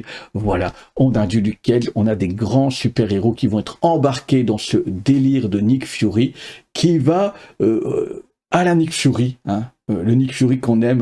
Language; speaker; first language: French; native; French